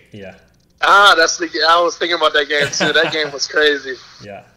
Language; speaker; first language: English; native; English